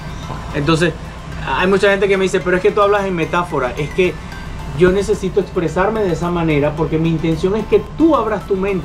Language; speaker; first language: Spanish; native; Spanish